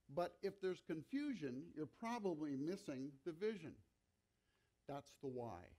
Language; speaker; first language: English; native; English